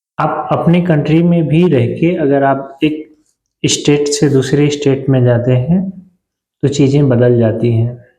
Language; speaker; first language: Hindi; native; Hindi